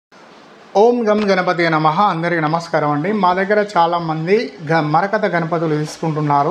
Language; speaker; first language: Telugu; native; Telugu